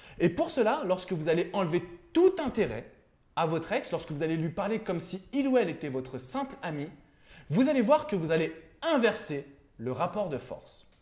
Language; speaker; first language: French; native; French